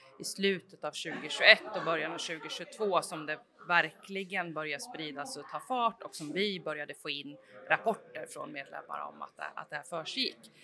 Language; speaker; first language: Swedish; native; Swedish